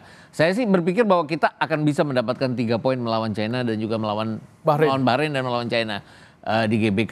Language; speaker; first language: Indonesian; native; Indonesian